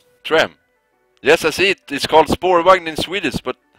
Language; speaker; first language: English; non-native, fluent; Swedish